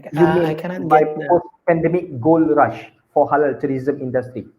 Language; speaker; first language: English; non-native, local second language; Malay